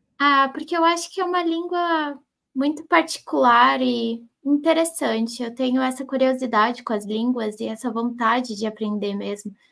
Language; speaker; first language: Portuguese; native; Portuguese